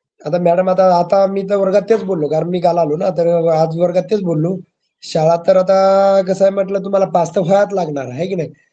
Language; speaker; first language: Marathi; native; Marathi